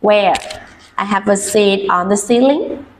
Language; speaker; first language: English; non-native, fluent; Vietnamese